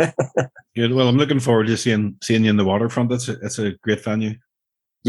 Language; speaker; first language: English; native; English